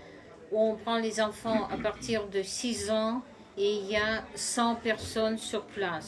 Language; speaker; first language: French; non-native, fluent; Russian